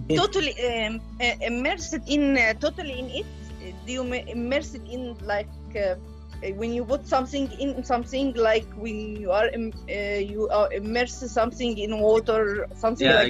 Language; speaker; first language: English; non-native, learner; Arabic